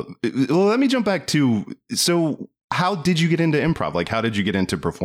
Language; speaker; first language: English; native; English